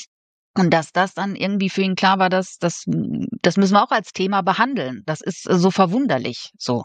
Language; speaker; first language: German; native; German